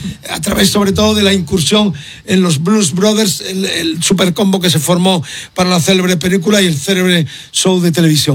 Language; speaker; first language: Spanish; native; Spanish